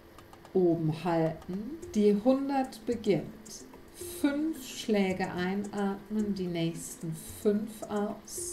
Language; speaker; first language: German; native; German